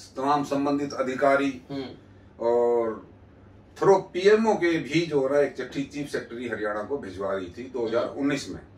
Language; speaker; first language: Hindi; native; Hindi